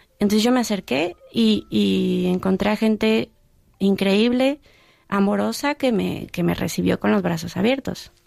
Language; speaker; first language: Spanish; early bilingual, heritage; Spanish